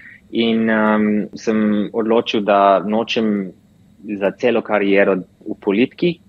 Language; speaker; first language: Slovenian; early bilingual, heritage; English